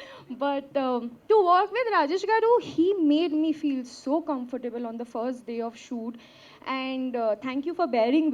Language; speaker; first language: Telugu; non-native, learner; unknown